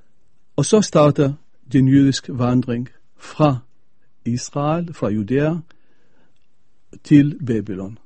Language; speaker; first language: Danish; non-native, fluent; Arabic